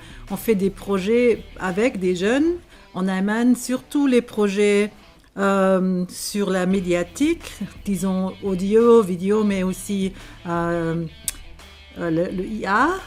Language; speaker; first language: French; non-native, fluent; German